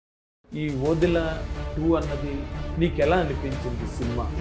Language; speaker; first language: Telugu; native; Telugu